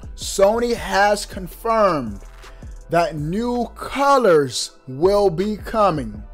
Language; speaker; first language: English; native; English